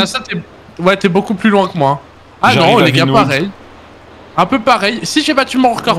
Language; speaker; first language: French; native; French